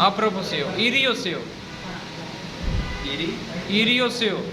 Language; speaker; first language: Korean; non-native, fluent; Urdu